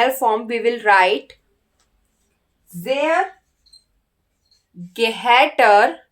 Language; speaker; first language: German; non-native, learner; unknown